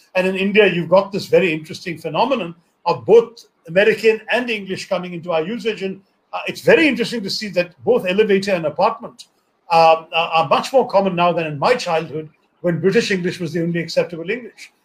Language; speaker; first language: English; non-native, local second language; Malayalam